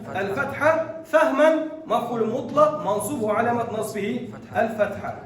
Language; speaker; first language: Arabic; non-native, fluent; Kazakh